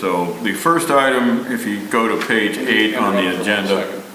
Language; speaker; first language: English; native; English